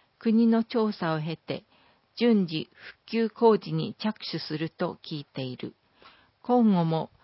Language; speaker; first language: Japanese; native; Japanese